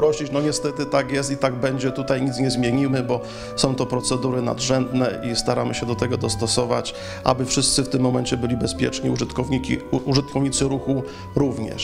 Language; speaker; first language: Polish; native; Polish